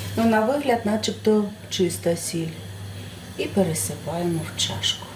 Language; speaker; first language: Ukrainian; native; Ukrainian